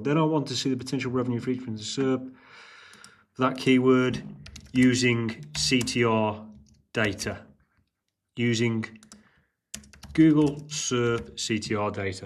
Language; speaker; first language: English; native; English